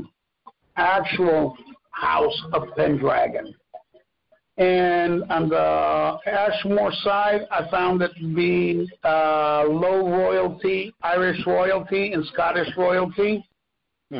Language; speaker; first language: English; non-native, fluent; Spanish